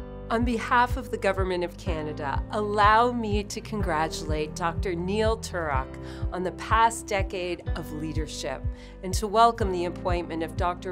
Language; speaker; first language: English; native; English